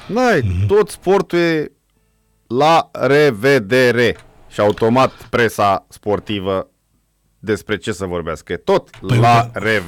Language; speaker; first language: Romanian; native; Romanian